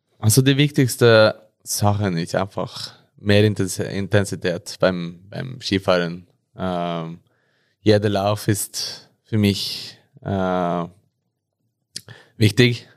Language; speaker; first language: German; non-native, learner; Norwegian